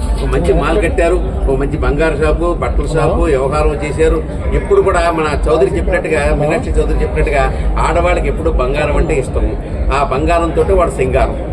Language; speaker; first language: Telugu; native; Telugu